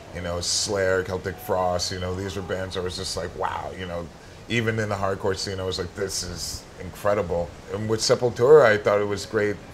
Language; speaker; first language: English; native; English